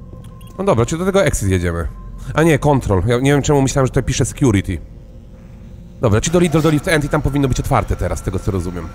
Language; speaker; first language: Polish; native; Polish